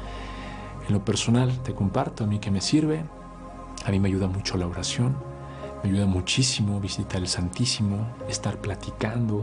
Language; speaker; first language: Spanish; native; Spanish